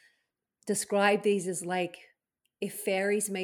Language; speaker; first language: English; native; English